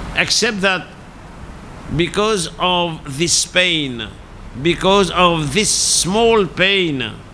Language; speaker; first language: English; non-native, local second language; Morisyen